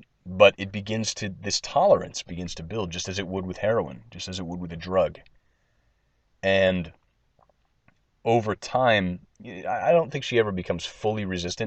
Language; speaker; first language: English; native; English